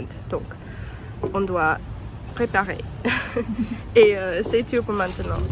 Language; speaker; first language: French; non-native, learner; English